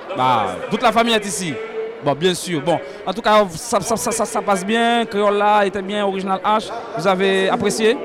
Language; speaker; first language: French; non-native, local second language; Haitian Creole